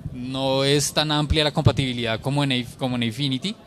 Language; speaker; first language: Spanish; native; Spanish